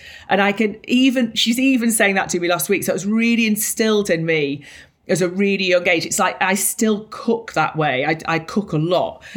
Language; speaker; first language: English; native; English